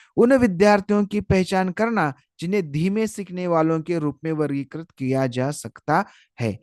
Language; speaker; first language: Hindi; non-native, local second language; Marathi